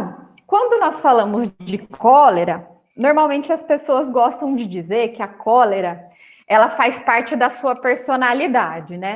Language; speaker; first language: Portuguese; native; Portuguese